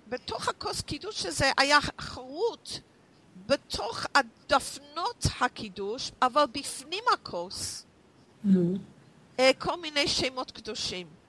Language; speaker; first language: Hebrew; non-native, fluent; English